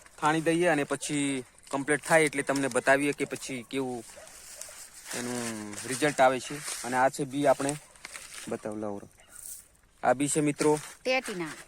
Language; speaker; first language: Gujarati; non-native, local second language; Rathawi